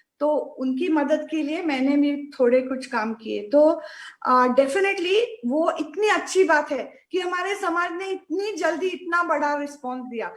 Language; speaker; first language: Hindi; non-native, local second language; Marathi